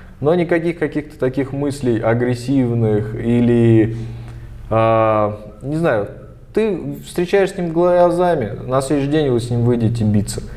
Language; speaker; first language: Russian; early bilingual, other home language; Armenian